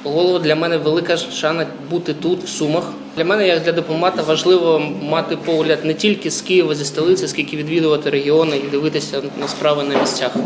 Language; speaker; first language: Ukrainian; non-native, fluent; German